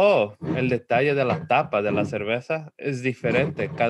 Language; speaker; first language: Spanish; early bilingual, heritage; Spanish